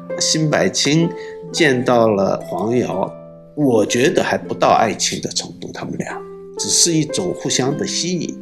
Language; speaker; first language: Chinese; non-native, local second language; Korean